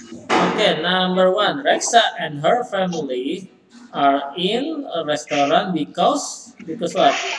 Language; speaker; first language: English; non-native, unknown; Indonesian